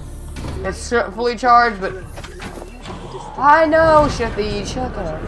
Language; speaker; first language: English; native; English